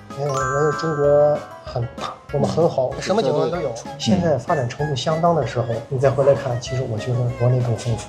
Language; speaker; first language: Chinese; native; Chinese